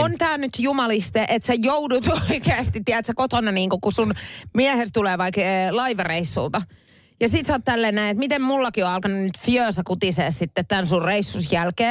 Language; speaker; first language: Finnish; native; Finnish